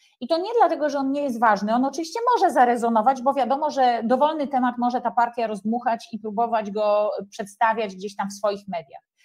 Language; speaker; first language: Polish; native; Polish